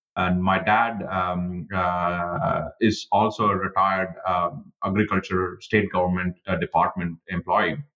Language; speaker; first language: English; non-native, local second language; Tamil